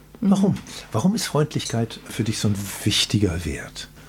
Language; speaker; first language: German; native; German